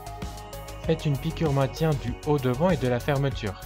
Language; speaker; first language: French; native; French